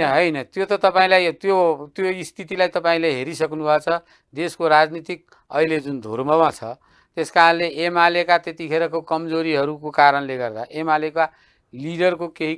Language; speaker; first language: Nepali; native; Nepali